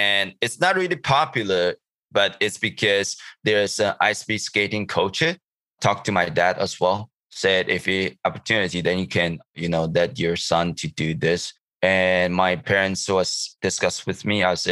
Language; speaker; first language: English; non-native, learner; Chinese